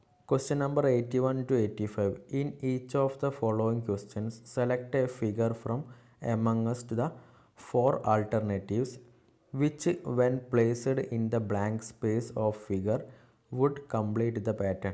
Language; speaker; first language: English; non-native, local second language; Malayalam